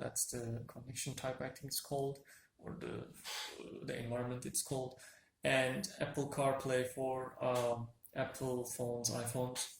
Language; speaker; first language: English; non-native, fluent; Turkish